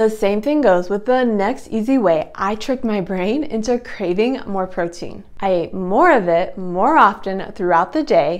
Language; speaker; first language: English; native; English